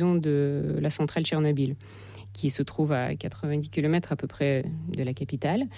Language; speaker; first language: French; non-native, fluent; Russian